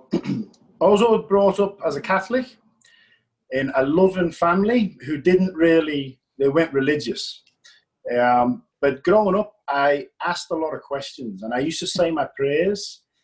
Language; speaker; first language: English; native; English